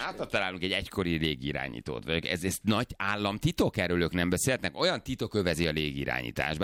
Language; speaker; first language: Hungarian; native; Hungarian